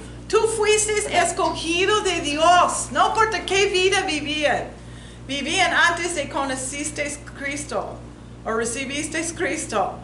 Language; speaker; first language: Spanish; non-native, learner; English